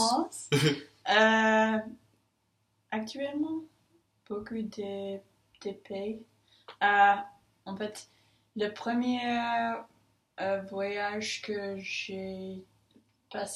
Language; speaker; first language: French; non-native, learner; English